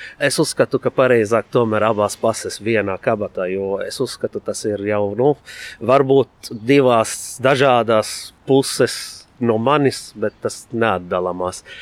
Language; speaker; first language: Latvian; non-native, fluent; Arabic